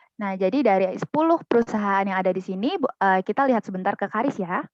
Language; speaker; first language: Indonesian; native; Indonesian